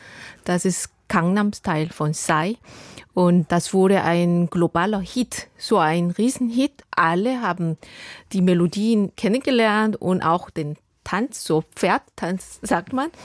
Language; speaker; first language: German; non-native, fluent; Korean